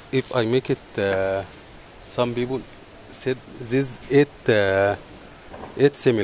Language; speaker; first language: English; non-native, learner; Arabic